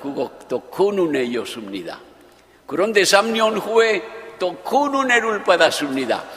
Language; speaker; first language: Korean; non-native, fluent; Japanese